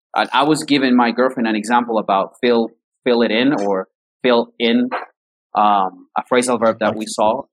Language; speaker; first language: English; non-native, fluent; Spanish